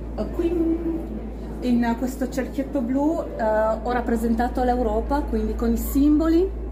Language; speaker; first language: Italian; non-native, fluent; Romanian